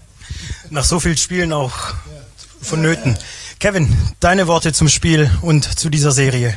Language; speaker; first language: German; native; German